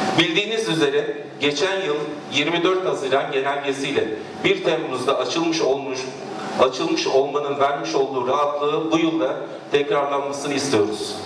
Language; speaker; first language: Turkish; native; Turkish